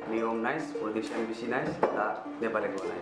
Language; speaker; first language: Basque; non-native, learner; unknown